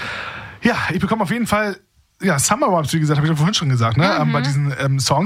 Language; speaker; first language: German; native; German